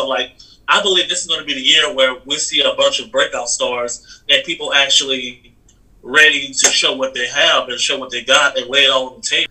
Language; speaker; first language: English; native; English